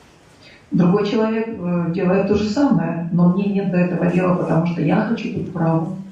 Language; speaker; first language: Russian; native; Russian